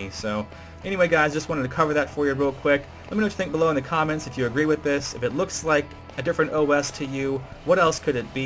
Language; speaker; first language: English; native; English